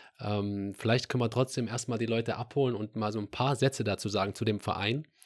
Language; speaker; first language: German; native; German